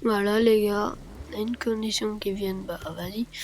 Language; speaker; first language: French; native; French